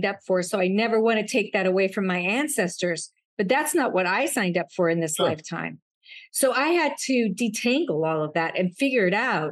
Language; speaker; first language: English; native; English